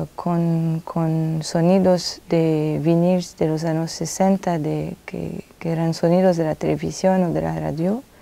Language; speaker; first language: Spanish; non-native, fluent; French